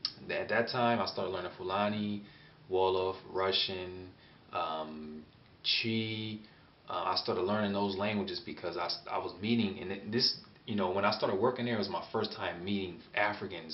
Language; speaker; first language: English; native; English